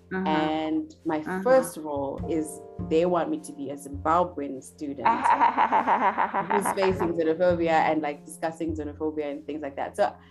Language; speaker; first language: English; non-native, local second language; Shona